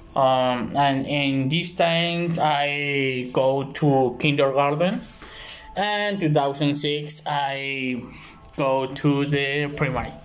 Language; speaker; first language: English; non-native, learner; Spanish